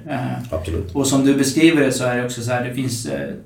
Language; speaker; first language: Swedish; native; Swedish